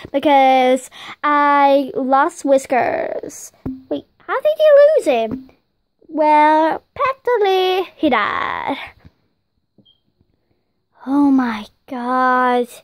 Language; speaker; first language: English; native; English